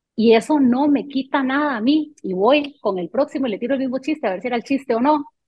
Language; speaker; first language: Spanish; early bilingual, other home language; French